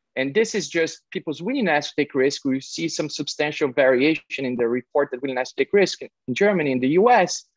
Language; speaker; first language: English; non-native, fluent; Portuguese